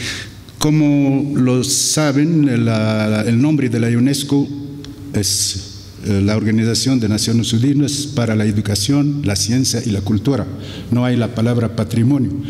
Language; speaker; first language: Spanish; non-native, fluent; Arabic